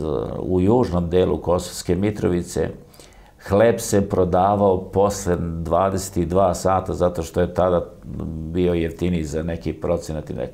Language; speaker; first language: Croatian; native; Croatian